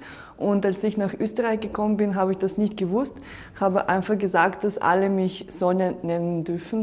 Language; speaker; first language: German; non-native, fluent; Russian